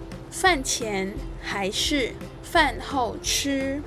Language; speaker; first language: Chinese; non-native, fluent; Indonesian